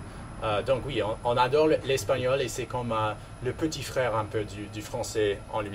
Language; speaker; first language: French; non-native, local second language; English